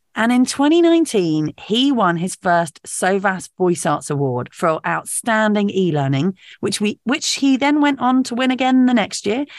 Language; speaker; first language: English; native; English